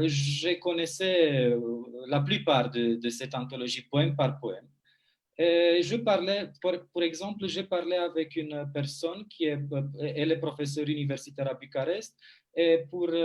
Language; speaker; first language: French; non-native, fluent; Romanian